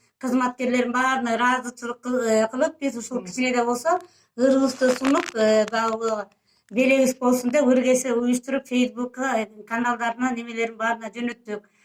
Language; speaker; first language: Kyrgyz; native; Kyrgyz